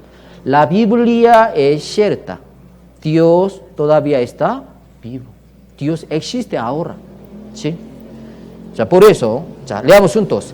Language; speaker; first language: Spanish; non-native, learner; Korean